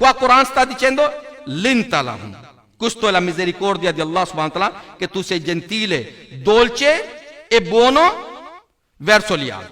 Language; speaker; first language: Italian; non-native, learner; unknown